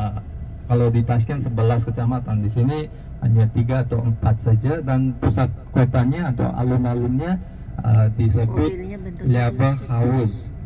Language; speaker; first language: Indonesian; non-native, fluent; Uzbek